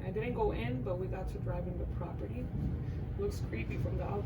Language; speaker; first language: English; native; English